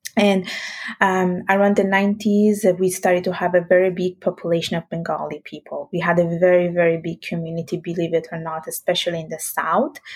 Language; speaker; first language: English; non-native, fluent; Italian